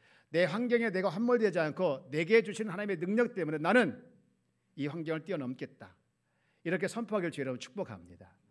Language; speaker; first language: Korean; native; Korean